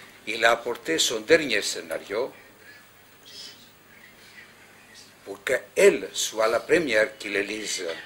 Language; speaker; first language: French; non-native, fluent; Greek